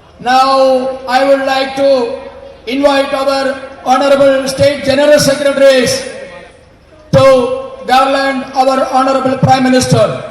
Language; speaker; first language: English; non-native, local second language; Malayalam